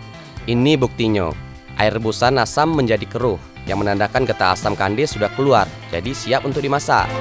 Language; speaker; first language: Indonesian; native; Indonesian